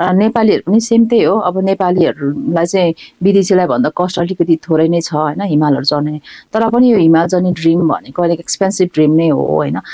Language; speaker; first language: Nepali; non-native, local second language; Sherpa